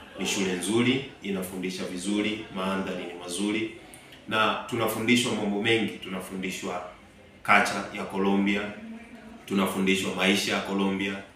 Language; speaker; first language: Swahili; native; Swahili